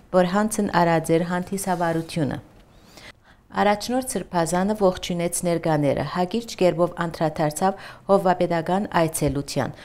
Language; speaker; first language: Armenian; early bilingual, heritage; Armenian